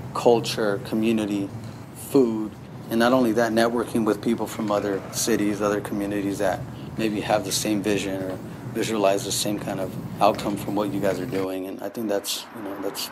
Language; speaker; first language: English; native; English